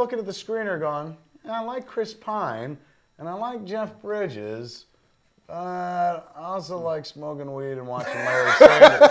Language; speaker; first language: English; native; English